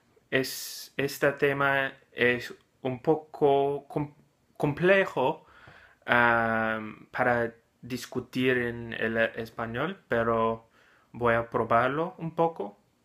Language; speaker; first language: Spanish; non-native, learner; English